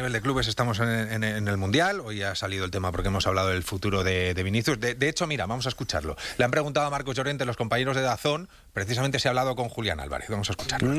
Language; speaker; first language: Spanish; native; Spanish